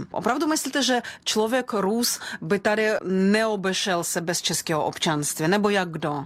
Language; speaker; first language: Czech; non-native, fluent; Russian